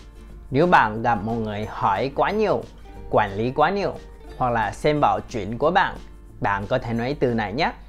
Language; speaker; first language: Vietnamese; non-native, fluent; Chinese